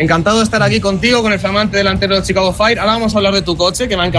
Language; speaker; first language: Spanish; native; Spanish